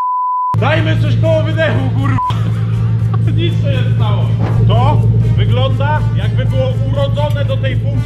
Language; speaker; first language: Polish; native; Polish